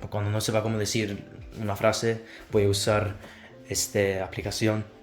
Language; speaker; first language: Spanish; non-native, learner; Azerbaijani